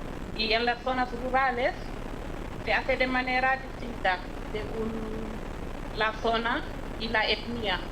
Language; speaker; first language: Spanish; non-native, fluent; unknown